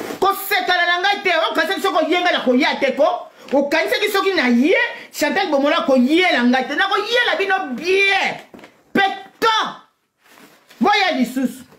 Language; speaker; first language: Lingala; native; Lingala